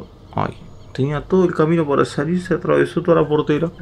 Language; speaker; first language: Spanish; native; Spanish